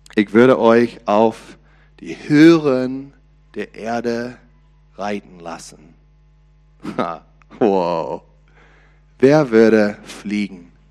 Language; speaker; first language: German; non-native, learner; English